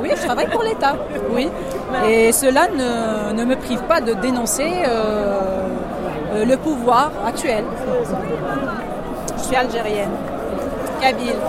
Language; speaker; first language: French; non-native, local second language; Kabyle